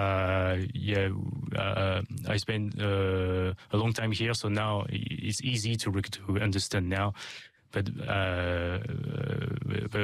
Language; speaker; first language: English; non-native, learner; French